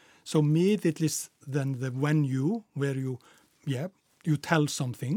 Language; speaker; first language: English; non-native, fluent; Icelandic